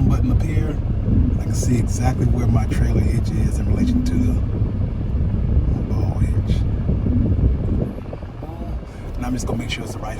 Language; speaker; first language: English; native; English